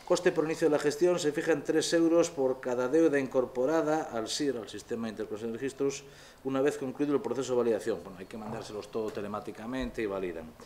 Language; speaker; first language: Spanish; native; Spanish